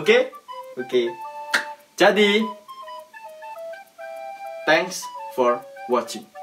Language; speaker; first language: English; non-native, learner; Indonesian